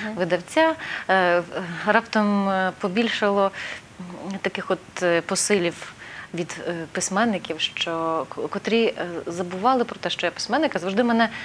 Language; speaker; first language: Ukrainian; native; Ukrainian